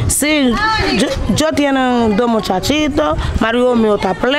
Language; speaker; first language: Spanish; non-native, learner; Haitian Creole